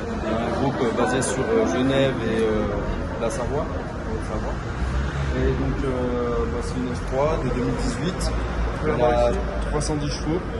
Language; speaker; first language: French; native; French